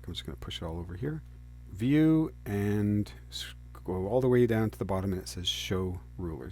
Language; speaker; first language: English; native; English